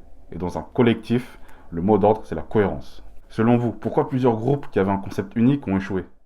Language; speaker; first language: French; native; French